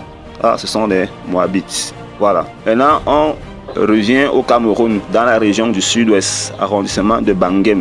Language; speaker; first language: French; non-native, local second language; Kongo